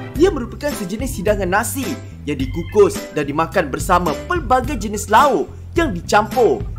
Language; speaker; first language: Malay; native; Malay